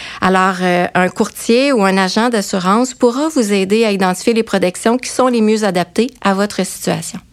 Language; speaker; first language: French; native; French